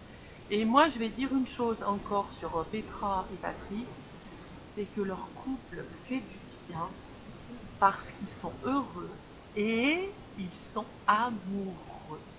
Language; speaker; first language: French; native; French